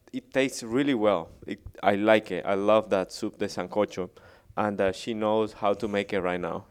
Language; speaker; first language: English; non-native, fluent; Spanish